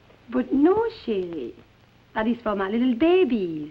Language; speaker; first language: English; non-native, fluent; French